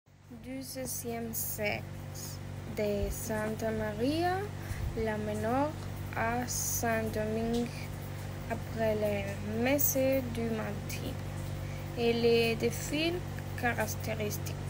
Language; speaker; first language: French; non-native, learner; Spanish